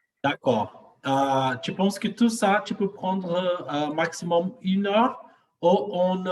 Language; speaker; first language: French; non-native, fluent; Portuguese